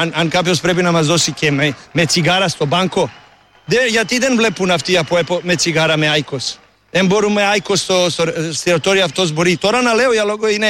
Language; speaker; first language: Greek; non-native, learner; Serbian